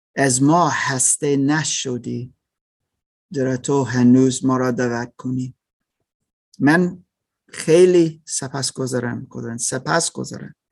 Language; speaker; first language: Persian; non-native, learner; German